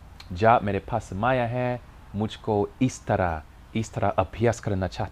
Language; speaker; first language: Hindi; non-native, learner; English